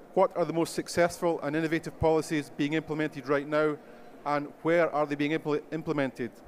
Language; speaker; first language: English; native; English